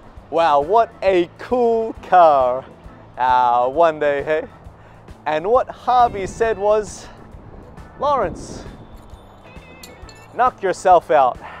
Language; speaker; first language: English; native; English